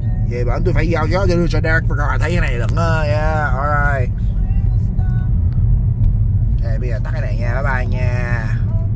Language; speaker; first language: Vietnamese; early bilingual, heritage; Vietnamese